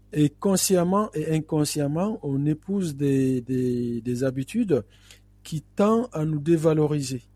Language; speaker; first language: French; non-native, local second language; Fula